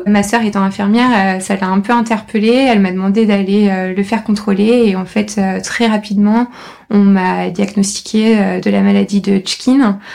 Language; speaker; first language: French; native; French